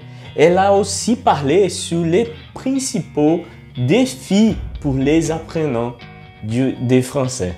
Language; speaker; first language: French; non-native, learner; Portuguese